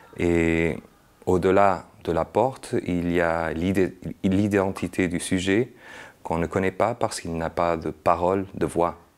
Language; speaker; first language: French; non-native, fluent; Portuguese